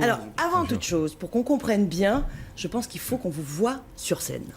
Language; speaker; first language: French; native; French